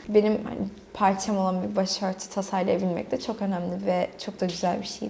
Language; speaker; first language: Turkish; early bilingual, other home language; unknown